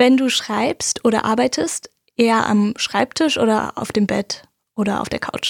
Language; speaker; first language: German; native; German